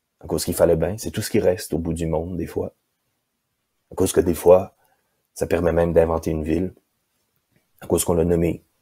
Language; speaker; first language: French; native; French